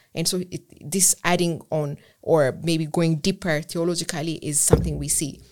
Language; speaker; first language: English; non-native, fluent; Amharic